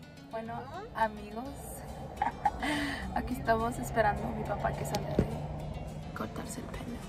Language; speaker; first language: Spanish; early bilingual, heritage; Spanish